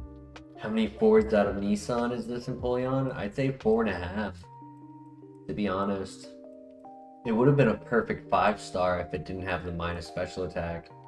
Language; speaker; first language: English; native; English